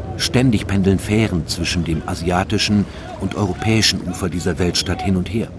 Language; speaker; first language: German; native; German